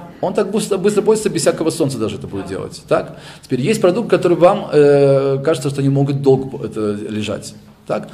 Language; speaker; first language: Russian; early bilingual, heritage; Russian